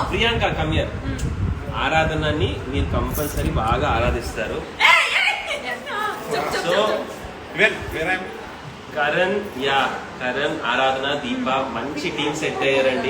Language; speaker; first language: Telugu; native; Telugu